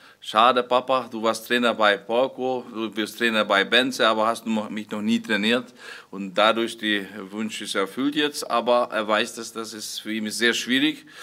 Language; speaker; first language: German; non-native, fluent; Hungarian